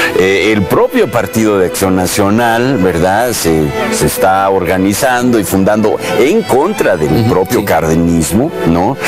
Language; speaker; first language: Spanish; native; Spanish